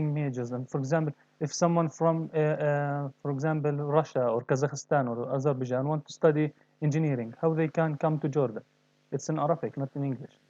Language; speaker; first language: English; non-native, learner; Arabic